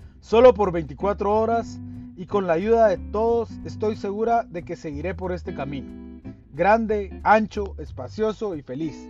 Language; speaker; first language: Spanish; native; Spanish